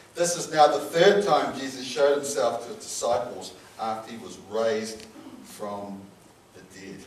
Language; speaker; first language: English; native; English